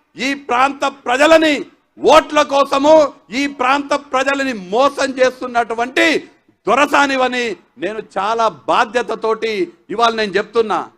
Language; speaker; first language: Telugu; native; Telugu